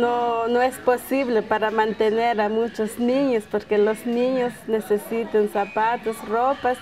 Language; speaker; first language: Spanish; non-native, local second language; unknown